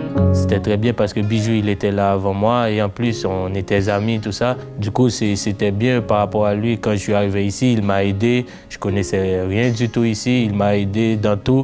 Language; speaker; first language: French; non-native, local second language; Haitian Creole